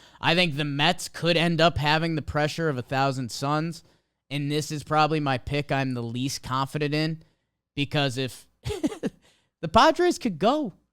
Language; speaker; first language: English; native; English